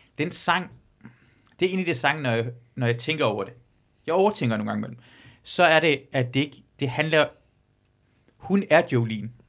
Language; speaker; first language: Danish; early bilingual, other home language; Persian